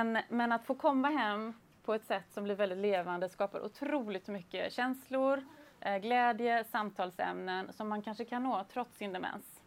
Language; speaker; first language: Swedish; native; Swedish